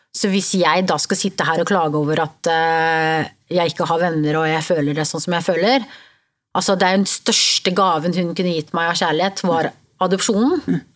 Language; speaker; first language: Norwegian; early bilingual, other home language; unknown